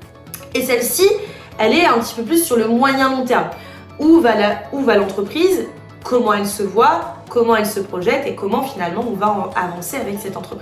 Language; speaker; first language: French; native; French